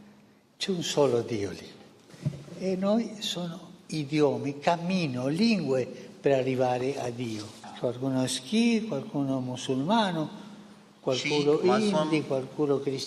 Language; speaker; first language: Italian; non-native, fluent; Spanish